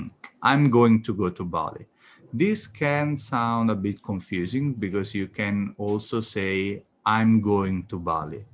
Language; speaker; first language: English; non-native, fluent; Indonesian